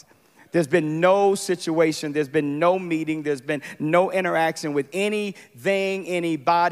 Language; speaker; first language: English; native; English